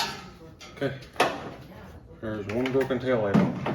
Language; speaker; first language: English; native; English